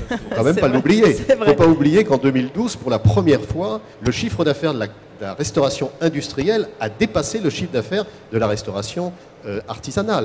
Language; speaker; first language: French; native; French